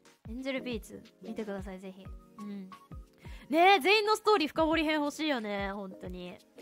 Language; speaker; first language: Japanese; native; Japanese